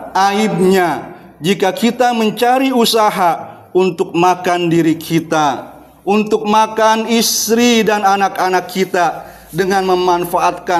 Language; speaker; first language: Indonesian; native; Indonesian